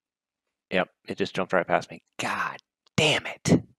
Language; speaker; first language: English; native; English